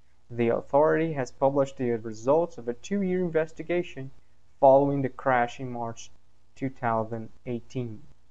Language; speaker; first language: English; non-native, fluent; Portuguese